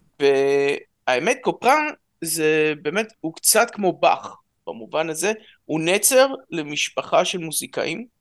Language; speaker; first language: Hebrew; early bilingual, other home language; Russian